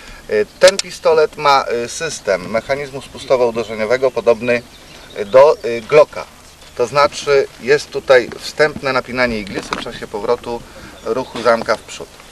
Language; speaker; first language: Polish; native; Polish